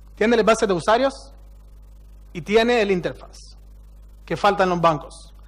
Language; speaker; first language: Spanish; non-native, fluent; Hebrew